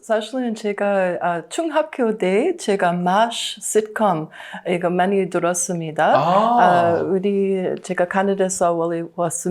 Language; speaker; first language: Korean; non-native, learner; English